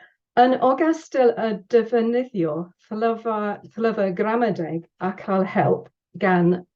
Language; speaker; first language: Welsh; non-native, learner; English